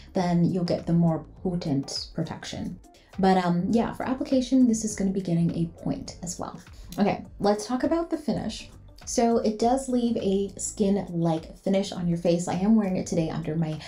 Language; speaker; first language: English; native; English